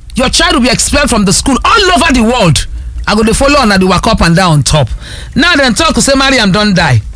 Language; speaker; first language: Nigerian Pidgin; non-native, local second language; Yoruba